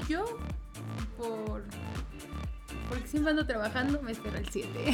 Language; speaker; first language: Spanish; native; Spanish